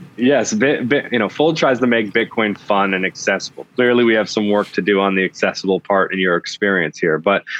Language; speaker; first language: English; native; English